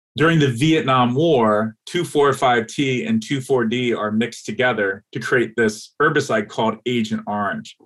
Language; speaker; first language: English; native; English